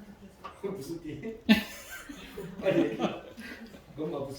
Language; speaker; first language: Korean; native; Korean